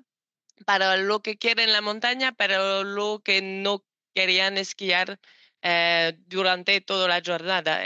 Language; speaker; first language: Spanish; non-native, learner; French